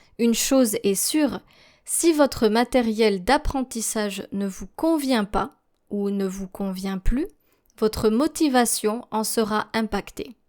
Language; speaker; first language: French; native; French